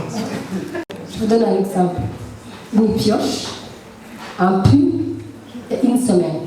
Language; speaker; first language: French; non-native, local second language; Rundi